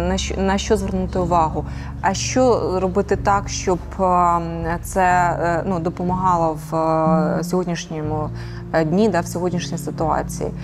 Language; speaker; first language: Ukrainian; native; Ukrainian